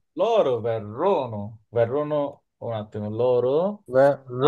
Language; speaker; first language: Italian; non-native, learner; Bangla